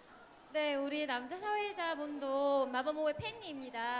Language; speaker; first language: Korean; non-native, fluent; Vietnamese